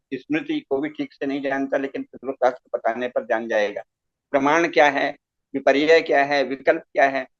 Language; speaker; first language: Hindi; native; Hindi